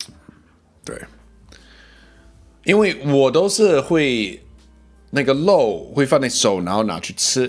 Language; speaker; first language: Chinese; early bilingual, heritage; English